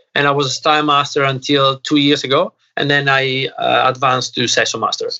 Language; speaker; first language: English; non-native, fluent; Italian